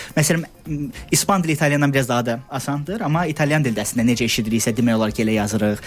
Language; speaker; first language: Azerbaijani; early bilingual, heritage; Azerbaijani